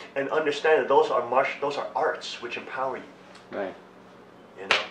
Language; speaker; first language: English; native; English